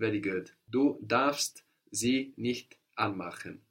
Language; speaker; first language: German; non-native, fluent; English